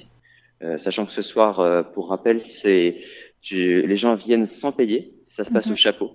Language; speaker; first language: French; native; French